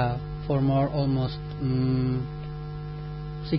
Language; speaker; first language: English; non-native, learner; Indonesian